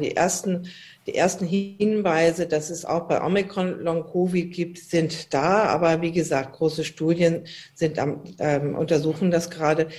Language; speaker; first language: German; native; German